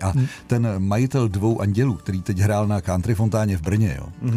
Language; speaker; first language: Czech; native; Czech